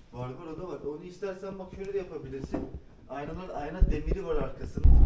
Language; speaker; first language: Turkish; native; Turkish